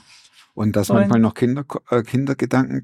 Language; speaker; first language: German; native; German